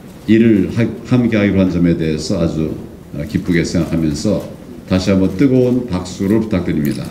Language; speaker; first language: Korean; native; Korean